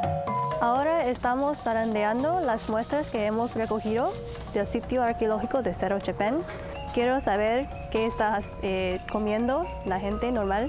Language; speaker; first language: Spanish; non-native, fluent; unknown